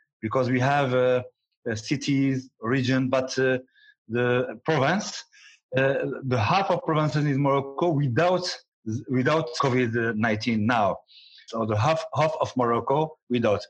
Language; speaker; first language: English; non-native, learner; Arabic